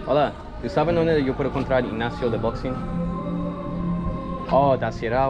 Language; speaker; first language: Spanish; non-native, learner; English